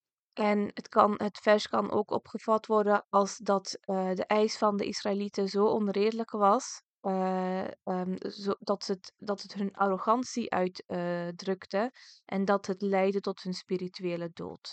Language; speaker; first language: Dutch; early bilingual, other home language; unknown